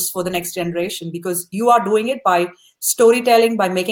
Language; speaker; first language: English; non-native, local second language; Tamil